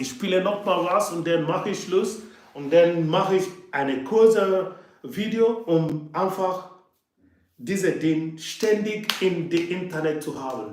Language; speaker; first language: German; non-native, fluent; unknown